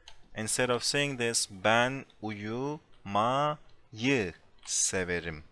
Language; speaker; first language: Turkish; non-native, fluent; English